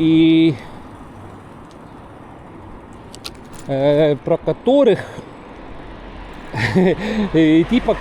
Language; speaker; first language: Russian; non-native, local second language; Estonian